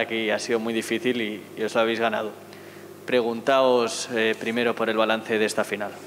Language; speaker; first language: Spanish; native; Spanish